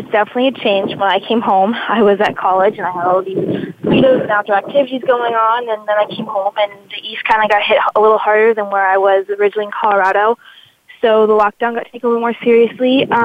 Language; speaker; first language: English; native; English